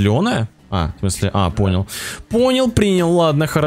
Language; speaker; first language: Russian; native; Russian